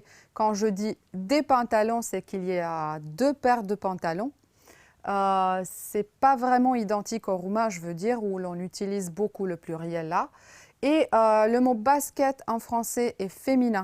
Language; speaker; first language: French; non-native, fluent; Romanian